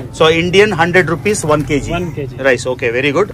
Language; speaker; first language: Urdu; non-native, local second language; Telugu